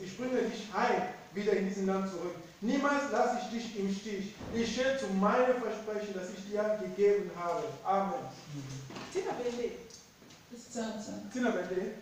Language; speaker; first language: German; non-native, fluent; Lingala